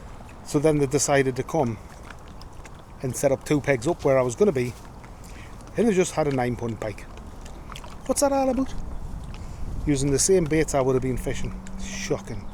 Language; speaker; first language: English; native; English